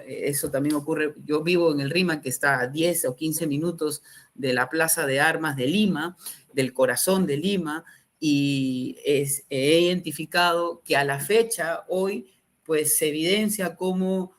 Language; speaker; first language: Spanish; native; Spanish